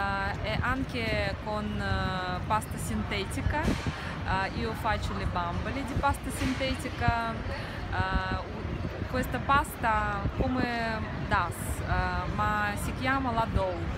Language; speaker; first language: Italian; non-native, learner; Russian